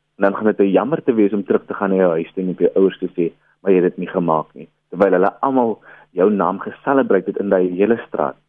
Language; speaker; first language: Afrikaans; native; Afrikaans